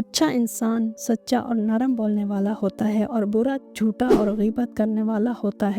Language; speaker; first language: Hindi; native; Hindi